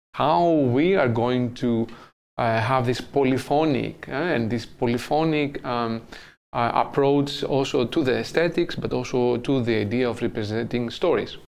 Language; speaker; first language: English; non-native, fluent; Greek